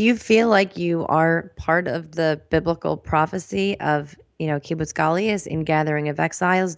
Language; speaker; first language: English; native; English